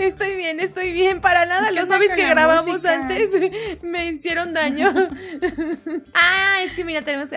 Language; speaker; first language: Spanish; native; Spanish